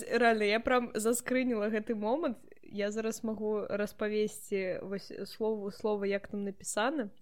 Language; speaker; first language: Belarusian; non-native, local second language; Russian